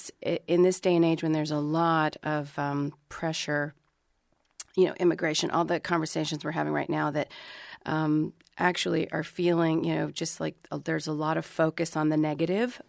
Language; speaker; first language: English; early bilingual, other home language; Spanish